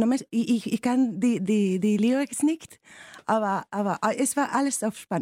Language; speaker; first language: German; non-native, fluent; Spanish